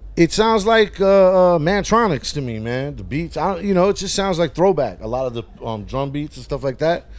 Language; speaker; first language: English; native; English